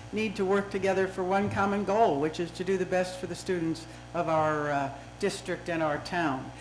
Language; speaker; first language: English; native; English